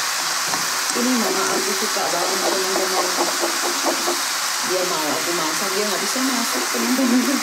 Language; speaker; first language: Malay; non-native, fluent; Thai